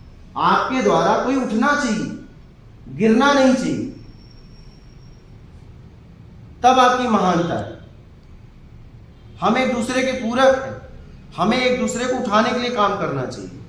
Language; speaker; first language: Hindi; native; Hindi